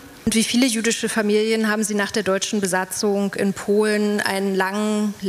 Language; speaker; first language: German; native; German